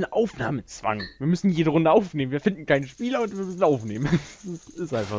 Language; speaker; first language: German; native; German